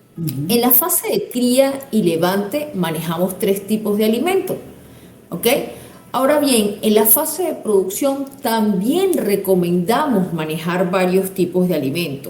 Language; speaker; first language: Spanish; native; Spanish